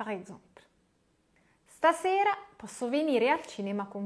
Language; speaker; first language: Italian; non-native, fluent; French